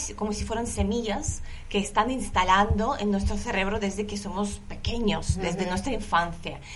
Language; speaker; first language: Spanish; non-native, fluent; Lithuanian